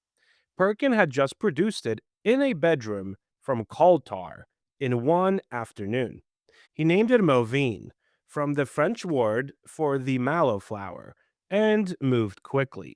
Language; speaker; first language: English; native; English